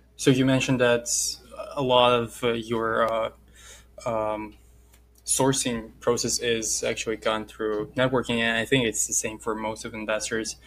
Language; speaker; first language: English; non-native, fluent; Russian